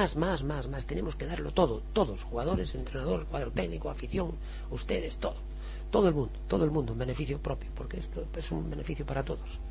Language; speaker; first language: Spanish; native; Spanish